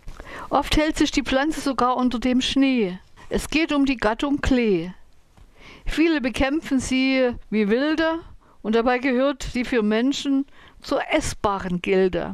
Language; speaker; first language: German; native; German